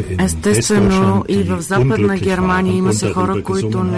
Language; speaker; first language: Bulgarian; non-native, fluent; German